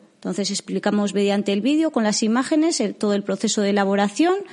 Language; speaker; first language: Spanish; native; Spanish